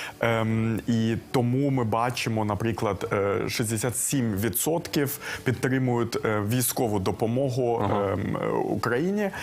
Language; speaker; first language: Ukrainian; non-native, local second language; Russian